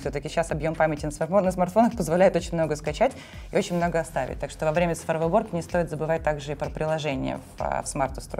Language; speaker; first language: Russian; native; Russian